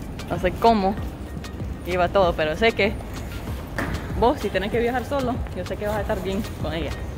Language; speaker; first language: Spanish; non-native, fluent; English